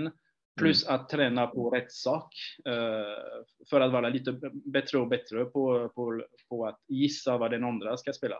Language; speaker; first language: Swedish; non-native, fluent; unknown